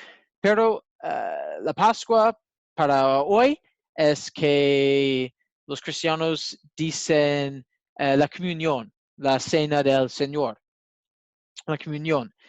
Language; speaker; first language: Spanish; non-native, learner; English